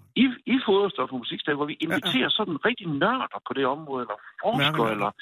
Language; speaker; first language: Danish; native; Danish